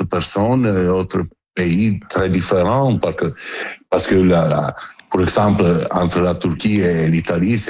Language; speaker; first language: French; non-native, learner; Italian